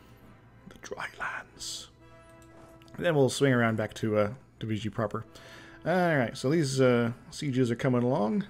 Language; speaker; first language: English; native; English